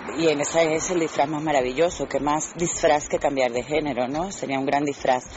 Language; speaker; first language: Spanish; native; Spanish